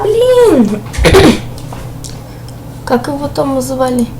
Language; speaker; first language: Russian; early bilingual, heritage; Russian